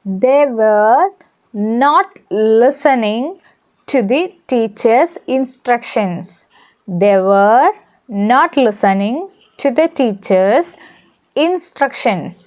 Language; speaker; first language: English; non-native, local second language; Malayalam